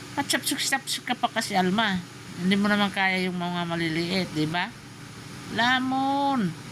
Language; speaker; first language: Filipino; non-native, local second language; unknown